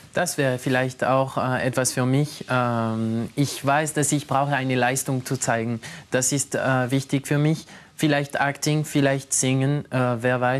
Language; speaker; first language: German; non-native, local second language; French